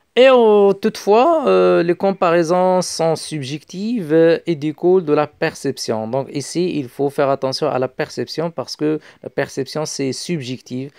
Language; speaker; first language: French; non-native, local second language; Arabic